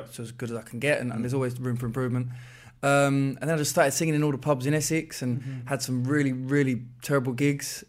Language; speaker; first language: English; native; English